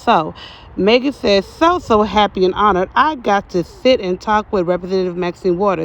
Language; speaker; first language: English; native; English